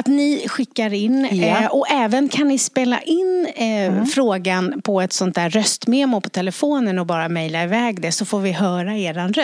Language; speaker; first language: Swedish; native; Swedish